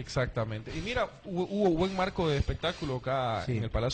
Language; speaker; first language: Spanish; native; Spanish